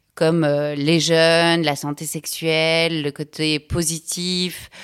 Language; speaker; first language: French; native; French